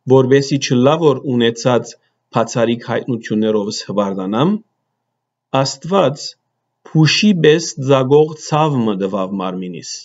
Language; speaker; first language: Armenian; early bilingual, heritage; Armenian